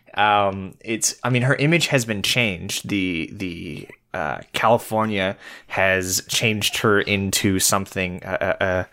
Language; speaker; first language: English; native; English